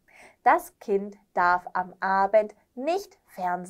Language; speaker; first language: German; non-native, learner; Korean